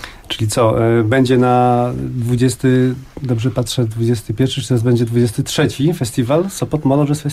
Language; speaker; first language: Polish; native; Polish